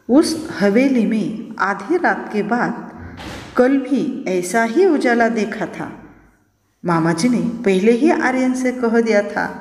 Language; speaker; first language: Hindi; non-native, local second language; Marathi